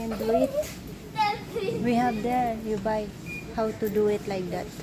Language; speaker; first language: English; non-native, local second language; Filipino